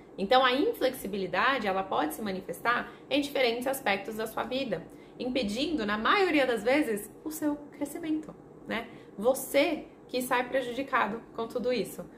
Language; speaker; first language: Portuguese; non-native, fluent; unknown